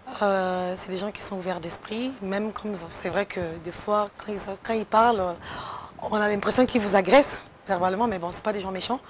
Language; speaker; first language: French; non-native, local second language; Fula